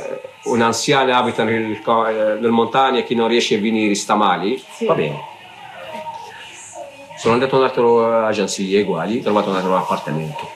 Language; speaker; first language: Italian; non-native, learner; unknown